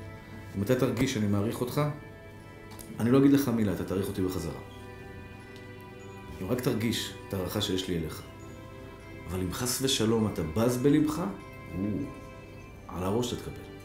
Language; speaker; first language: Hebrew; native; Hebrew